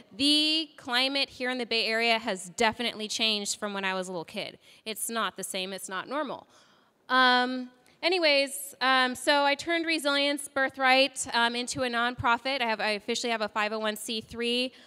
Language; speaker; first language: English; native; English